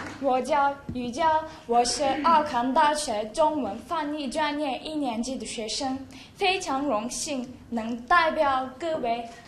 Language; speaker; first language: Chinese; non-native, learner; Turkish